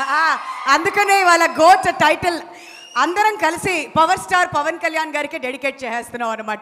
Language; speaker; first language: Telugu; native; Telugu